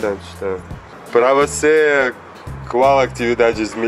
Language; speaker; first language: Portuguese; non-native, learner; Russian